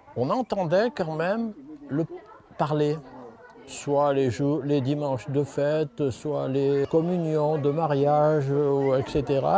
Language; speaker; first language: French; native; French